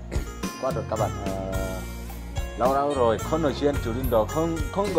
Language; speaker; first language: Vietnamese; non-native, learner; Portuguese